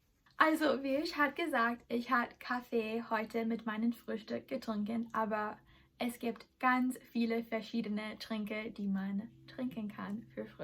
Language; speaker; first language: German; non-native, learner; English